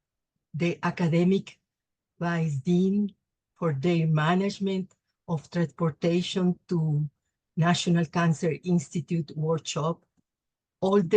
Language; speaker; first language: English; non-native, learner; Spanish